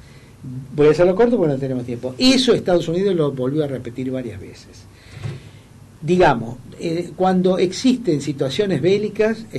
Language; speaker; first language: Spanish; native; Spanish